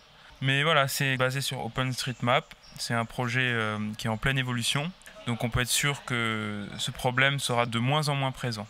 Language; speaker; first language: French; native; French